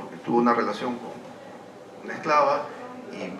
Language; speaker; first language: Spanish; native; Spanish